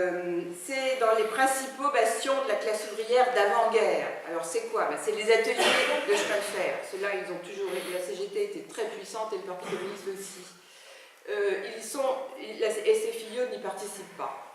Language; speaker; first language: French; native; French